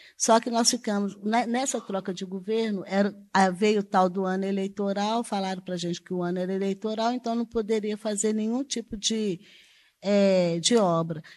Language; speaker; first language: Portuguese; native; Portuguese